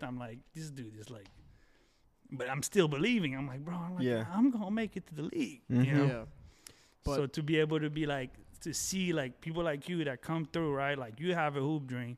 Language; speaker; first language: English; early bilingual, other home language; French